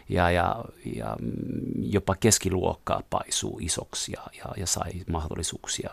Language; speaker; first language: Finnish; non-native, fluent; French